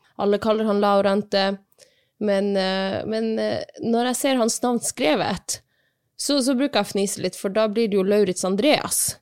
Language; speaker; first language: Norwegian; non-native, local second language; Northern Sami